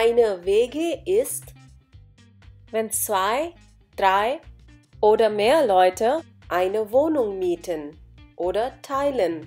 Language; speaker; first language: German; non-native, fluent; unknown